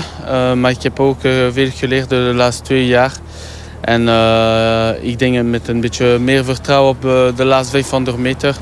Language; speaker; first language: Dutch; non-native, local second language; French